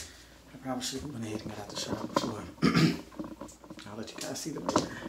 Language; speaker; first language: English; native; English